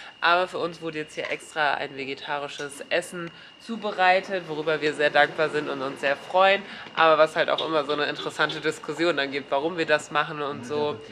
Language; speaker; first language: German; native; German